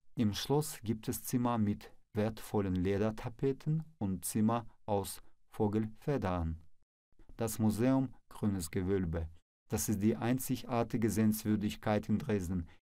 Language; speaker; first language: German; non-native, fluent; Russian